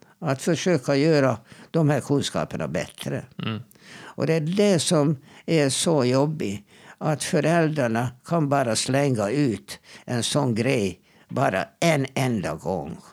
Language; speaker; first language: Swedish; non-native, fluent; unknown